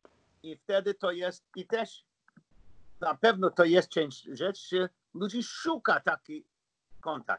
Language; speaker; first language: Polish; non-native, learner; English